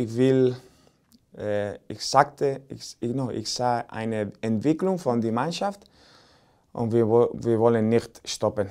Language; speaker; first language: German; non-native, learner; Spanish